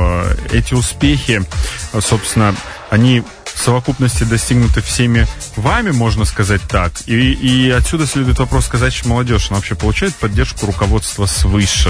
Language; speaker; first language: Russian; native; Russian